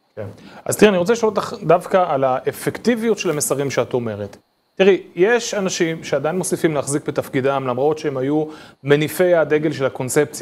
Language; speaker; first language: Hebrew; native; Hebrew